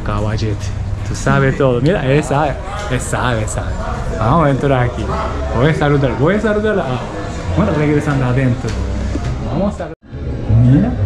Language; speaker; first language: Spanish; non-native, learner; Japanese